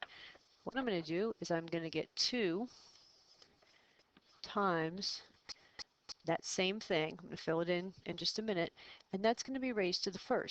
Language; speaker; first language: English; native; English